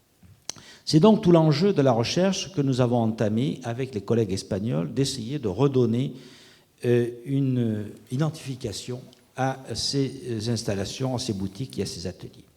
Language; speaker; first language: French; native; French